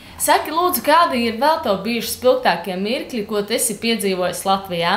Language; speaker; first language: Latvian; native; Latvian